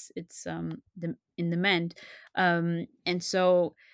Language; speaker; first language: English; non-native, fluent; French